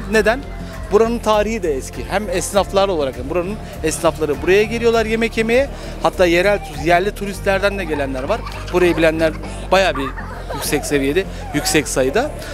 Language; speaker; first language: Turkish; native; Turkish